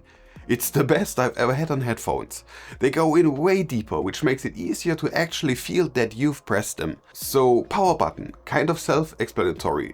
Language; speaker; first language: English; non-native, fluent; German